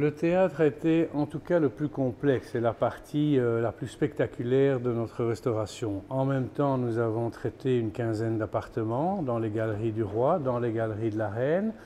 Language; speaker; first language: French; native; French